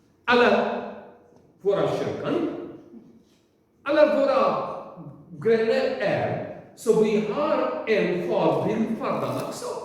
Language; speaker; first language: Swedish; non-native, learner; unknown